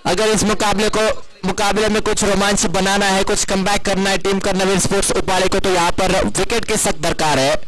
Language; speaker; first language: Hindi; non-native, local second language; Marathi